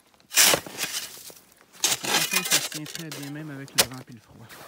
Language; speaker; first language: French; native; French